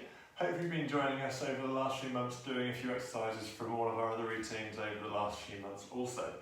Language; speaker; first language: English; native; English